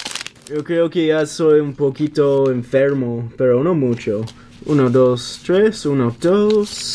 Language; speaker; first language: Spanish; non-native, learner; English